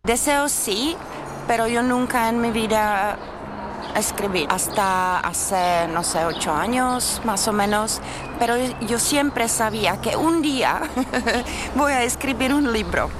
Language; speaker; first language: Spanish; non-native, learner; Czech